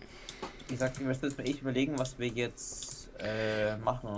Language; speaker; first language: German; native; German